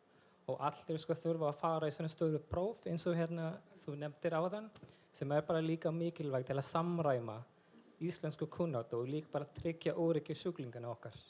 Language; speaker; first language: Icelandic; non-native, fluent; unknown